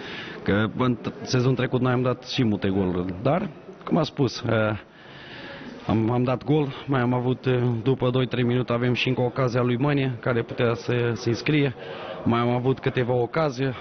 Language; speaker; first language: Romanian; non-native, learner; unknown